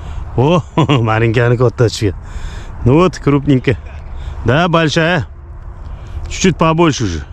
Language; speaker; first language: Russian; non-native, local second language; Uzbek